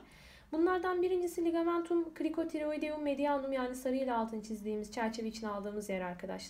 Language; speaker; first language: Turkish; native; Turkish